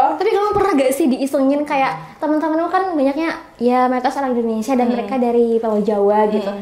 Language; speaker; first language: Indonesian; native; Indonesian